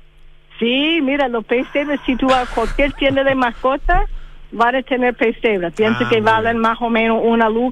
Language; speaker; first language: Spanish; non-native, fluent; English